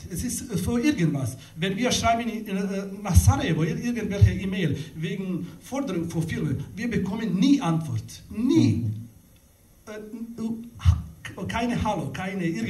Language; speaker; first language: German; non-native, learner; Bosnian